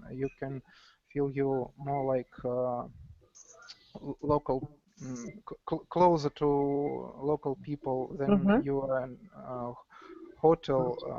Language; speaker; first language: English; non-native, learner; Russian